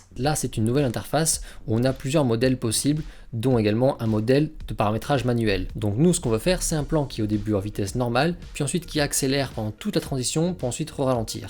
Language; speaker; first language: French; native; French